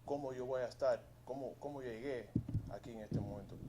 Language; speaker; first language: Spanish; early bilingual, heritage; Spanish